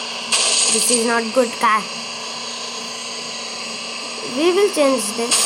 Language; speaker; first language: English; non-native, learner; Hindi